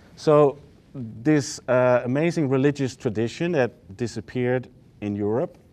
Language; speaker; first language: English; non-native, fluent; Dutch